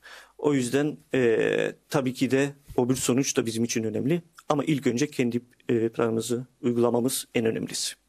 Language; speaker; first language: Turkish; early bilingual, heritage; Turkish